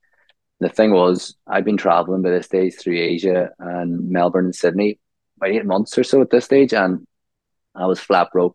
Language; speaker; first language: English; native; English